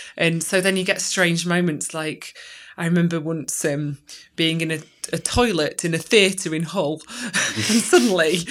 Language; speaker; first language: English; native; English